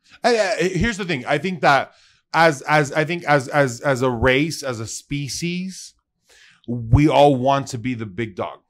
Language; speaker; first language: English; early bilingual, other home language; Spanish